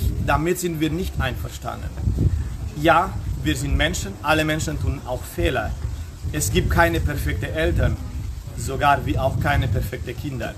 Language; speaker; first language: German; non-native, fluent; Romanian